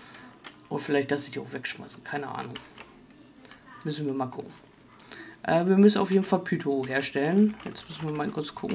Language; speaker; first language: German; native; German